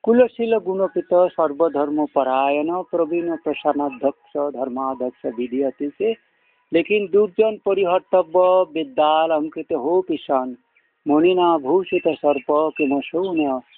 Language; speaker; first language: Hindi; non-native, local second language; Bangla